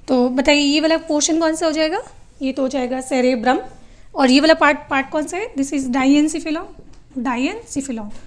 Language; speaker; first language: Hindi; native; Hindi